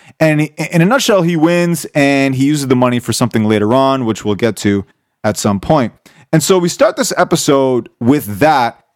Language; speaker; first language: English; native; English